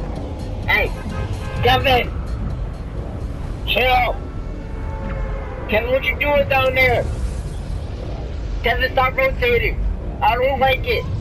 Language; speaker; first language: English; native; English